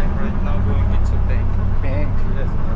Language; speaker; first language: English; non-native, learner; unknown